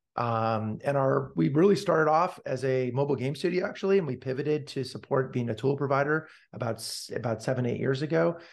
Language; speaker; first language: English; native; English